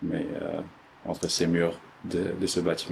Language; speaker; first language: French; early bilingual, other home language; Arabic